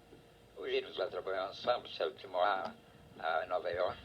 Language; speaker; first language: French; non-native, fluent; Portuguese